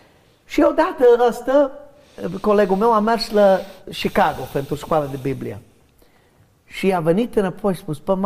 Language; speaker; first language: Romanian; non-native, learner; English